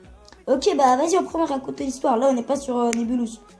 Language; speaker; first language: French; early bilingual, other home language; Turkish